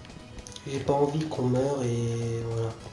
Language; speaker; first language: French; native; French